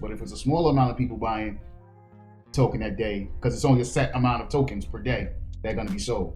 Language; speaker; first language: English; native; English